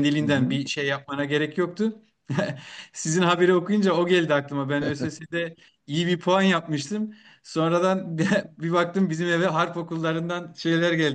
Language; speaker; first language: Turkish; native; Turkish